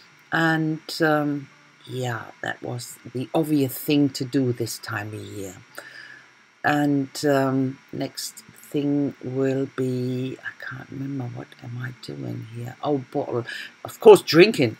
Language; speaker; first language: English; non-native, fluent; German